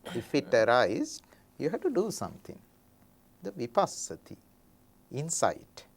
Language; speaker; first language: English; non-native, local second language; Sinhala